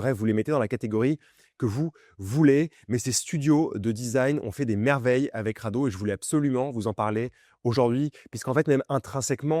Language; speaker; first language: French; native; French